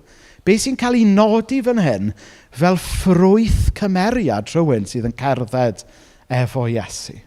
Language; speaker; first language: Welsh; native; Welsh